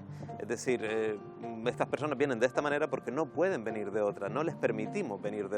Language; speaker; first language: Spanish; native; Spanish